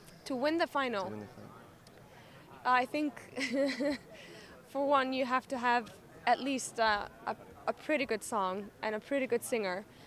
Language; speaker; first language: English; non-native, fluent; Icelandic